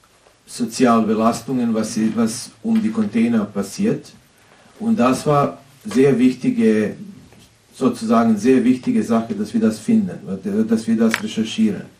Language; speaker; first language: German; non-native, fluent; Serbian